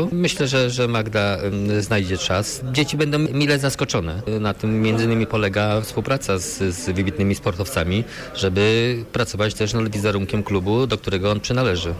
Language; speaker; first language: Polish; native; Polish